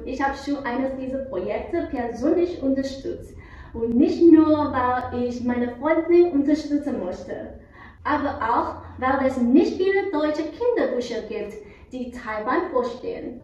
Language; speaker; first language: German; non-native, learner; Chinese